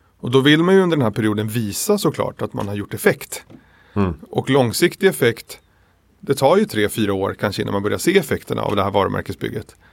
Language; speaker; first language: Swedish; early bilingual, other home language; Spanish